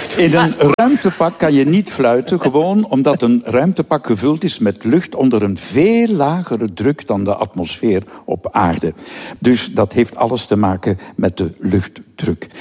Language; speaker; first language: Dutch; native; Dutch